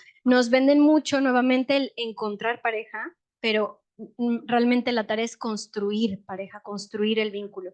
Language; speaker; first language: Spanish; native; Spanish